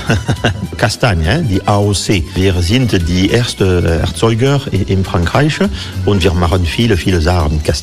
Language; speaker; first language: German; non-native, fluent; French